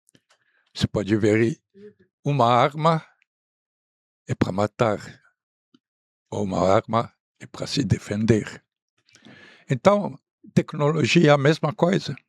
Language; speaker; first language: Portuguese; non-native, fluent; Arabic